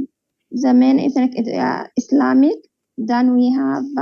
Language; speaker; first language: English; non-native, learner; Arabic